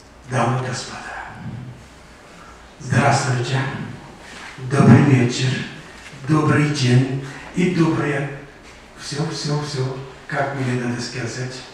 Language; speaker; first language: Russian; non-native, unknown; Uyghur